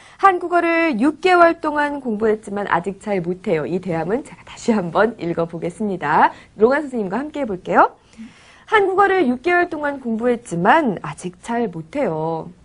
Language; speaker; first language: Korean; native; Korean